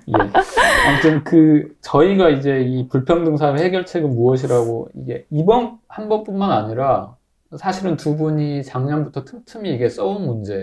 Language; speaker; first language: Korean; native; Korean